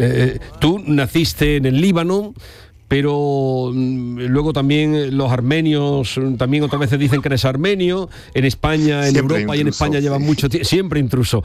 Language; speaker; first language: Spanish; native; Spanish